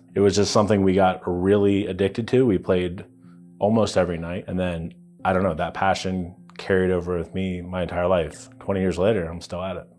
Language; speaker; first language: English; native; English